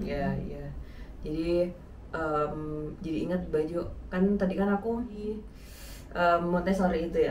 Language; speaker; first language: Indonesian; native; Indonesian